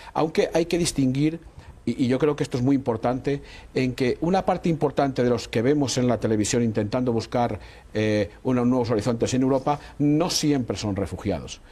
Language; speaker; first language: Spanish; native; Spanish